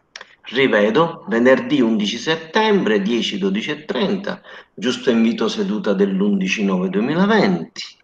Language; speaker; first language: Italian; native; Italian